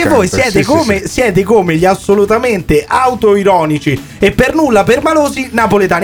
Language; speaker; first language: Italian; native; Italian